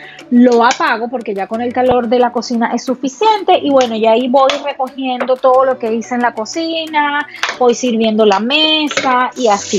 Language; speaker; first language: Spanish; native; Spanish